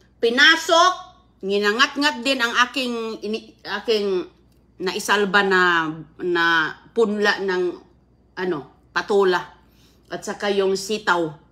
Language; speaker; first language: Filipino; non-native, local second language; Cebuano